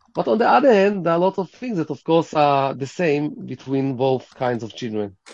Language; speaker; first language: English; early bilingual, heritage; Hebrew